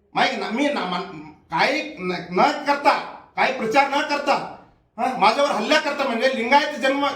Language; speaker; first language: Marathi; non-native, local second language; Kannada